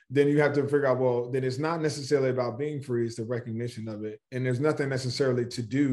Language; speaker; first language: English; native; English